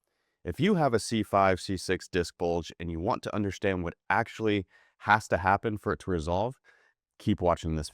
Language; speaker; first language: English; native; English